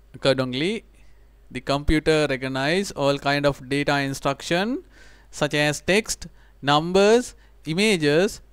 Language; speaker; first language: English; non-native, local second language; Sinhala